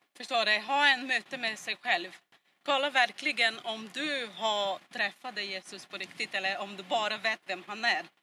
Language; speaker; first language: Swedish; non-native, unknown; Portuguese